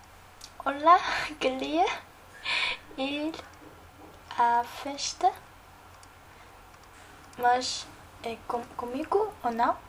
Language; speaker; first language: Portuguese; non-native, learner; Spanish